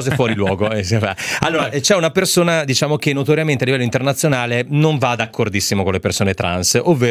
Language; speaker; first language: Italian; native; Italian